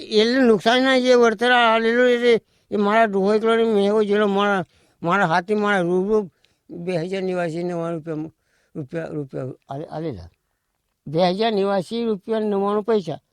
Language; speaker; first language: Gujarati; non-native, local second language; Bhili